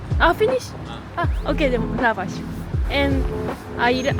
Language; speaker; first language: English; non-native, learner; Japanese